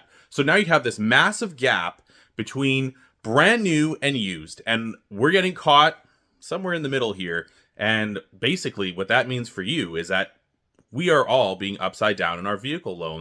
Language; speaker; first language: English; native; English